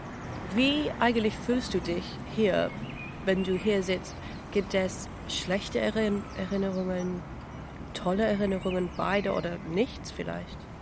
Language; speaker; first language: German; non-native, fluent; English